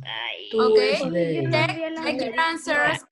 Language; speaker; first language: English; non-native, fluent; Spanish